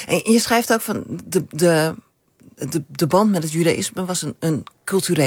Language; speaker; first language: Dutch; native; Dutch